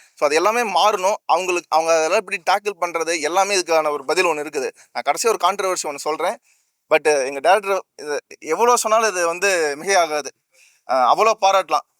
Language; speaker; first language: Tamil; native; Tamil